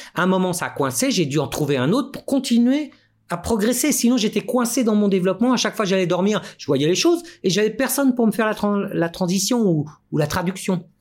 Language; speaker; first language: French; native; French